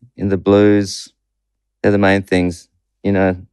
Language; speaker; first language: English; native; English